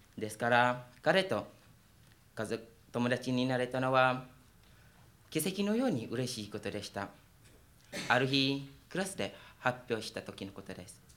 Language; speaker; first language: Japanese; non-native, fluent; Malay